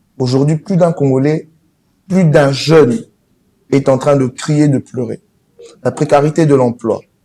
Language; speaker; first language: French; non-native, local second language; Lingala